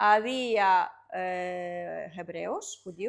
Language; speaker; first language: Spanish; non-native, learner; Russian